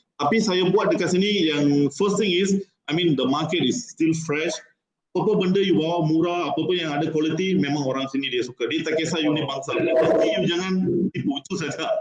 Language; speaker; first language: Malay; non-native, local second language; Tamil